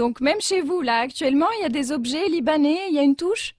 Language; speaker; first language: French; non-native, local second language; Arabic